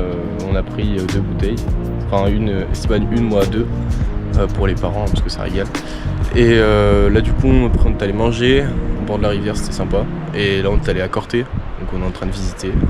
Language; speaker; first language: French; native; French